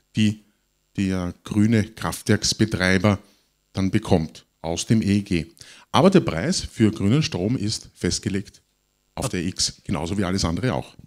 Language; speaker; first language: German; native; German